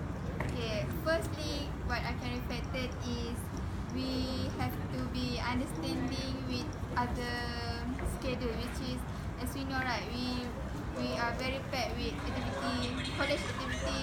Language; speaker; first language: English; non-native, local second language; Malay